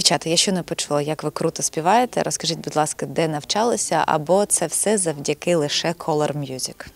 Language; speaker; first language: Ukrainian; native; Ukrainian